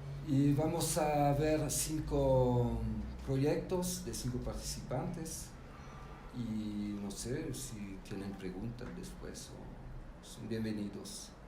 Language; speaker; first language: Spanish; non-native, fluent; French